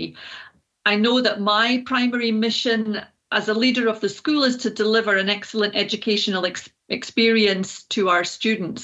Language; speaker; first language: English; native; English